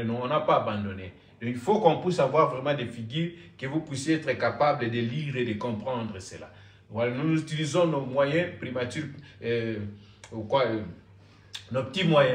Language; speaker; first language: French; non-native, local second language; Lingala